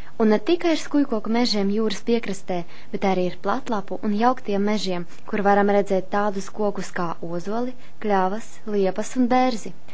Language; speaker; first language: Latvian; native; Latvian